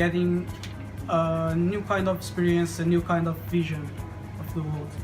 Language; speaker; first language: English; non-native, learner; Portuguese